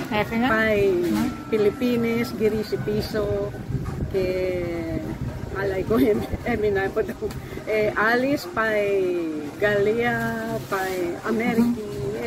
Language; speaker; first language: Greek; non-native, learner; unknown